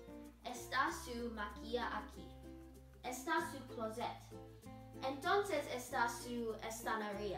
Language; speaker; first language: Spanish; non-native, learner; English